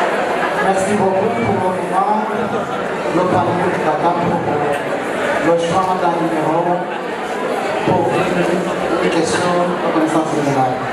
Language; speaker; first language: French; non-native, local second language; Rundi